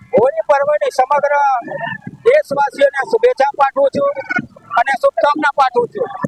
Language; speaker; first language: Gujarati; non-native, local second language; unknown